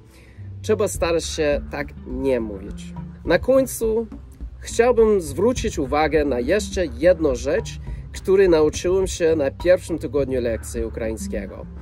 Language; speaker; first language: Polish; non-native, fluent; English